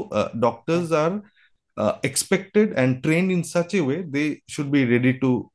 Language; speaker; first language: English; non-native, local second language; Bangla